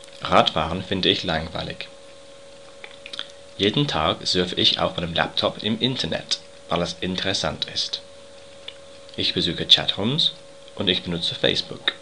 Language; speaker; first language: German; non-native, learner; English